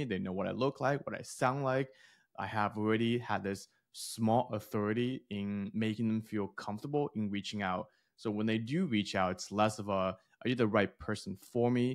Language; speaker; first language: English; early bilingual, other home language; Chinese